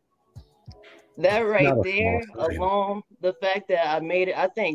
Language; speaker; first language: English; native; English